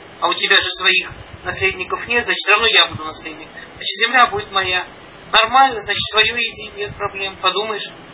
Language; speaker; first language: Russian; early bilingual, heritage; Russian